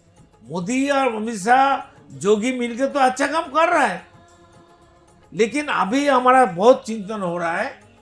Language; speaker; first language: Hindi; non-native, local second language; Bangla